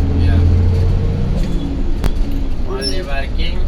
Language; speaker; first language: English; non-native, learner; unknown